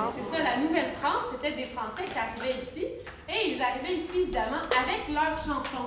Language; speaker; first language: French; native; French